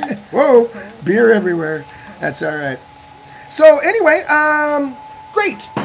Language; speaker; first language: English; native; English